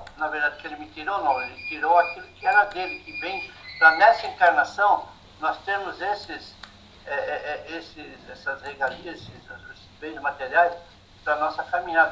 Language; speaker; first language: Portuguese; native; Portuguese